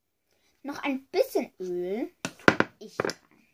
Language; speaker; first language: German; early bilingual, other home language; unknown